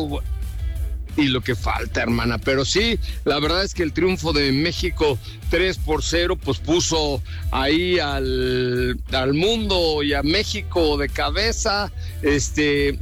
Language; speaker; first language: Spanish; native; Spanish